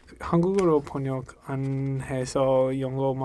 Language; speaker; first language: Korean; non-native, learner; English